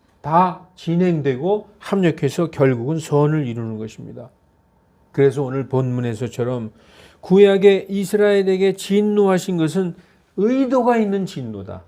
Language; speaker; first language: Korean; native; Korean